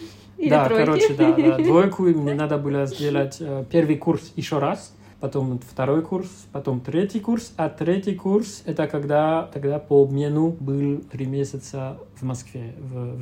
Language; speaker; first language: Russian; non-native, fluent; French